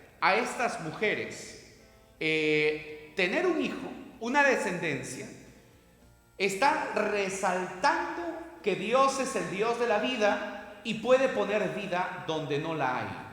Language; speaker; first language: Spanish; native; Spanish